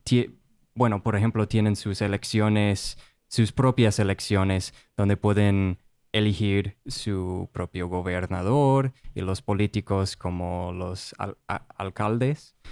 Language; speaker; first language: Spanish; non-native, fluent; English